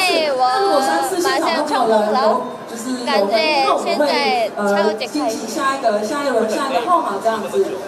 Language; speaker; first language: Chinese; native; Chinese